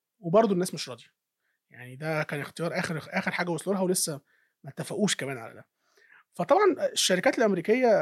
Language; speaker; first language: Arabic; native; Arabic